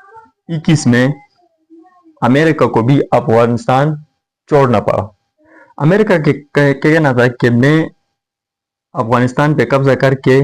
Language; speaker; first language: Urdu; non-native, fluent; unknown